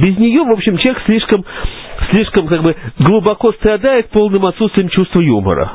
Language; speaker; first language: Russian; native; Russian